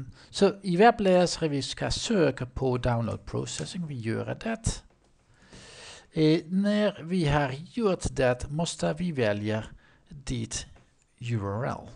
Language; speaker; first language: Swedish; non-native, learner; Dutch